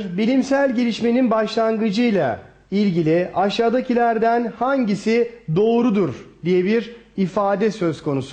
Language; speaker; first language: Turkish; native; Turkish